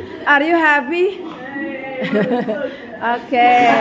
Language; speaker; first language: English; non-native, fluent; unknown